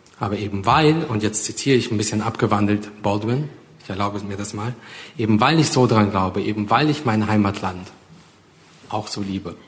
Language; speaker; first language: German; early bilingual, other home language; Russian